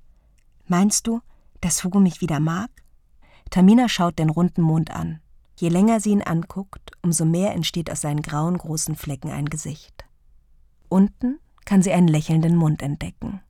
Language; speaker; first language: German; native; German